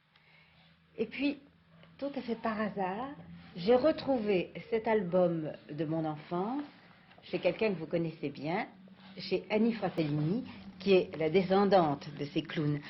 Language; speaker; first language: French; native; French